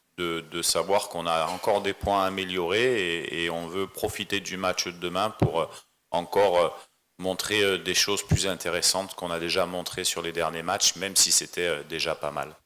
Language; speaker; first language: French; native; French